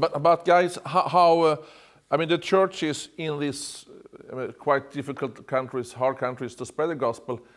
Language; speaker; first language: English; non-native, fluent; Swedish